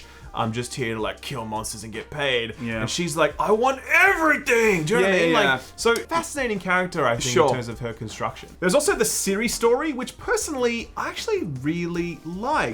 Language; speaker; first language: English; native; English